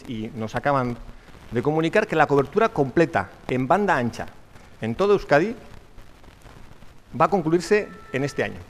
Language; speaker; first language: Spanish; native; Spanish